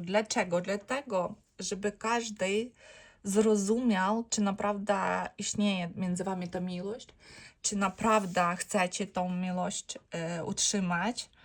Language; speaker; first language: Polish; non-native, learner; Ukrainian